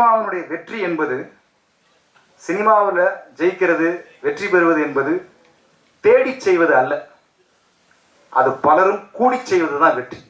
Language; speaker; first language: Tamil; native; Tamil